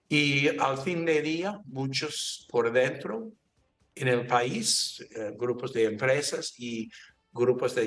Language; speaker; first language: Spanish; non-native, learner; English